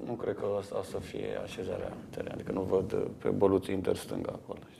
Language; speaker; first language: Romanian; native; Romanian